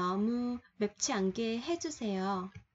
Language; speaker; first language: Korean; non-native, fluent; Vietnamese